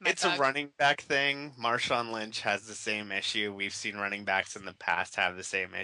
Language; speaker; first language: English; native; English